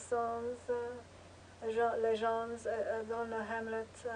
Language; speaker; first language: French; non-native, learner; English